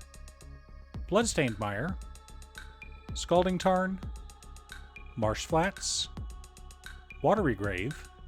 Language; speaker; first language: English; native; English